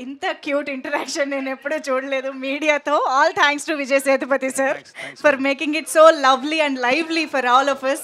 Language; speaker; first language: Telugu; native; Telugu